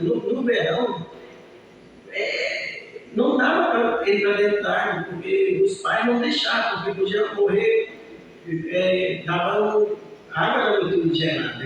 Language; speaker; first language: Portuguese; early bilingual, other home language; Japanese